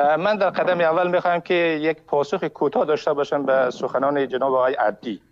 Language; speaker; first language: Persian; native; Persian